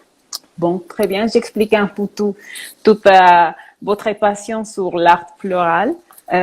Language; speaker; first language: French; non-native, fluent; Spanish